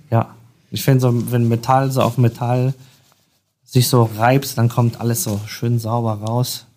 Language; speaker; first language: German; non-native, fluent; Polish